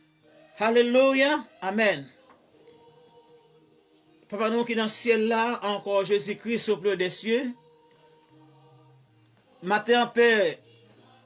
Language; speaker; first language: French; non-native, learner; Haitian Creole